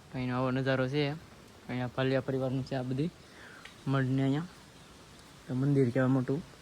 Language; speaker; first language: Gujarati; native; Gujarati